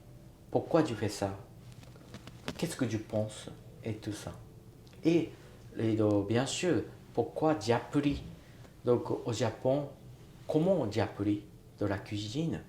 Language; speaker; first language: French; non-native, learner; Japanese